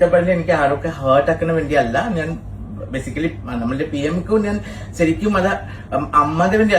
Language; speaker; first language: Malayalam; non-native, fluent; Assamese